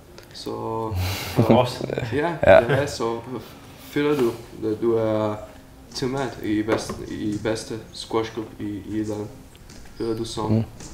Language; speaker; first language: Danish; non-native, learner; Slovak